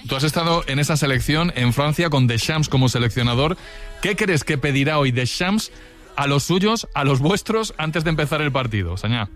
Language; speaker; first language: Spanish; native; Spanish